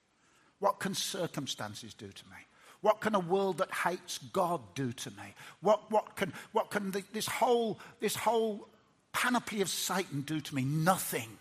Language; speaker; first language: English; native; English